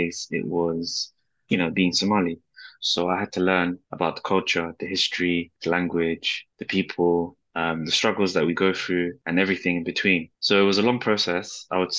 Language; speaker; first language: English; native; English